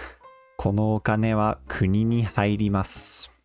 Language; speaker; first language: Japanese; non-native, fluent; English